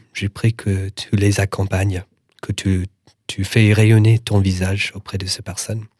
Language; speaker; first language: French; non-native, fluent; English